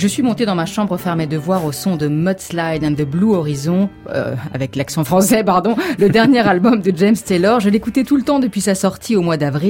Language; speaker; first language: French; native; French